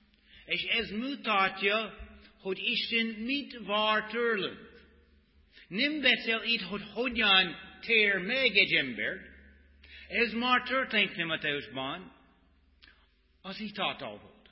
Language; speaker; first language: Hungarian; non-native, fluent; English